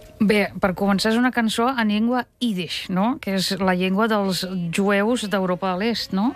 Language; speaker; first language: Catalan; non-native, fluent; Russian